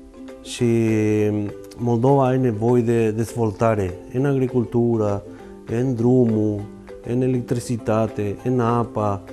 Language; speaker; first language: Romanian; non-native, learner; Spanish